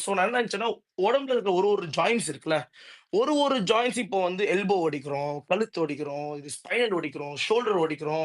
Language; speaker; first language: Tamil; native; Tamil